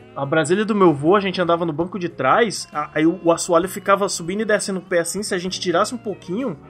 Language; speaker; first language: Portuguese; native; Portuguese